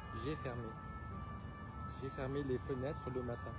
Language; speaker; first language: French; native; French